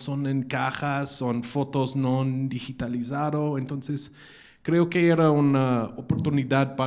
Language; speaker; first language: Spanish; non-native, fluent; English